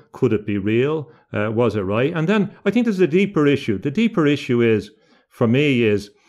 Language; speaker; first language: English; native; English